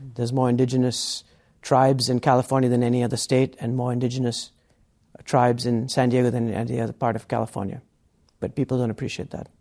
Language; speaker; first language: English; native; English